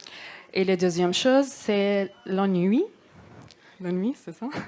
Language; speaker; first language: French; non-native, learner; Arabic